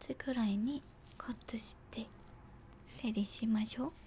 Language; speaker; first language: Japanese; non-native, learner; Korean